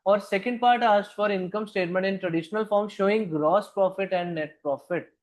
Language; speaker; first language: Hindi; non-native, local second language; Punjabi